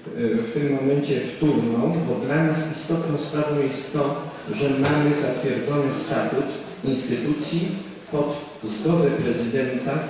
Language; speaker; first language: Polish; native; Polish